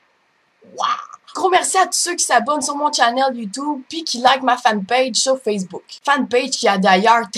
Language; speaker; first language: French; native; French